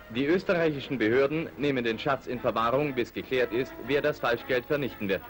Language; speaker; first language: German; native; German